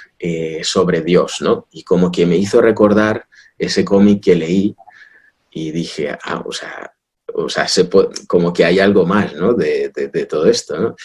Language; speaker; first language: Spanish; early bilingual, other home language; Russian